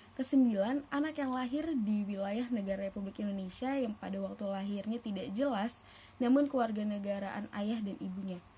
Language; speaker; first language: Indonesian; native; Indonesian